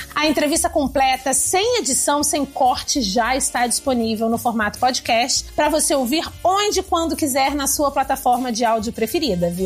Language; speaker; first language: Portuguese; native; Portuguese